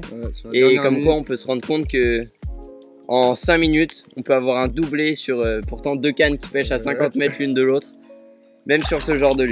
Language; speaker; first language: French; native; French